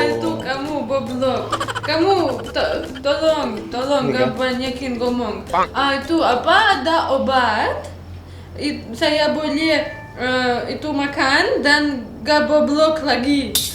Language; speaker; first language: Indonesian; non-native, learner; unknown